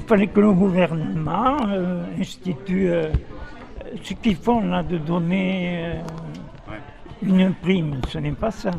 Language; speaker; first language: French; native; French